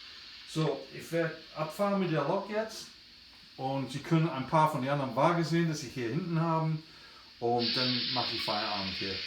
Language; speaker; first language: German; non-native, fluent; English